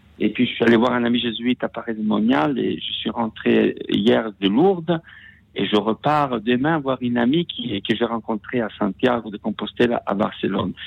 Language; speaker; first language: French; non-native, fluent; Italian